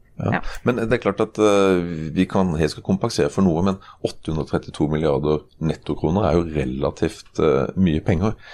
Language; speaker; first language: Norwegian; native; Norwegian